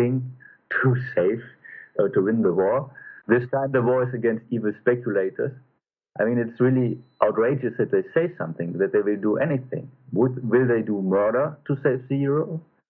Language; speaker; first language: English; non-native, fluent; German